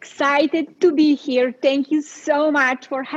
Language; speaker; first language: English; non-native, fluent; Polish